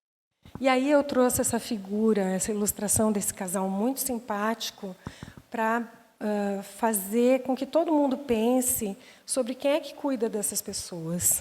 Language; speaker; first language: Portuguese; native; Portuguese